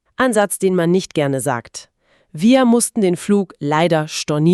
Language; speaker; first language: German; native; German